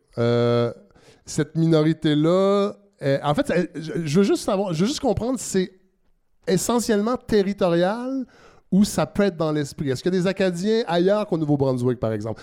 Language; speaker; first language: French; native; French